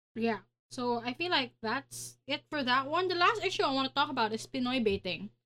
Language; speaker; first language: English; non-native, local second language; Filipino